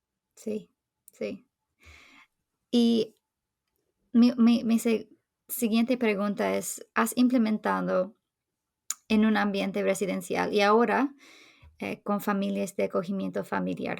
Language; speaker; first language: Spanish; non-native, fluent; English